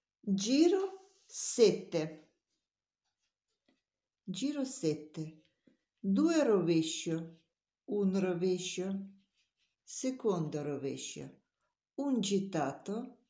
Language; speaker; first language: Italian; non-native, learner; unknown